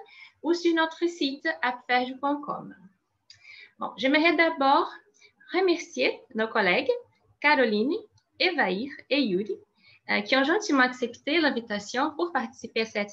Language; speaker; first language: French; non-native, fluent; Portuguese